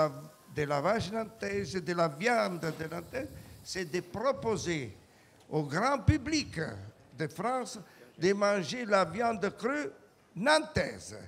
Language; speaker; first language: French; non-native, fluent; Italian